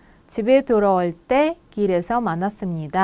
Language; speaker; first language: Korean; non-native, fluent; Russian